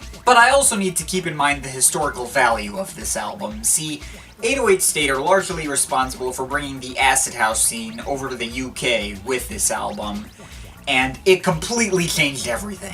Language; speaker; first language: English; native; English